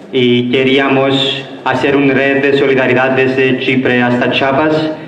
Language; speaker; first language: Spanish; non-native, learner; Greek